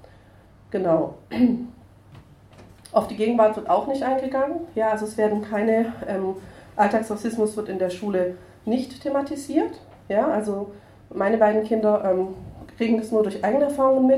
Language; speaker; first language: German; native; German